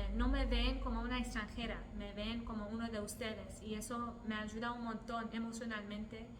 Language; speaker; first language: Spanish; non-native, fluent; Persian